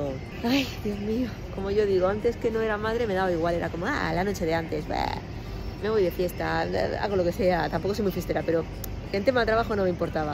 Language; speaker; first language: Spanish; native; Spanish